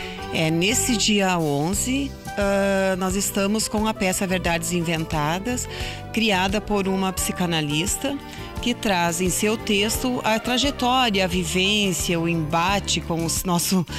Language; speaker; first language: Portuguese; native; Portuguese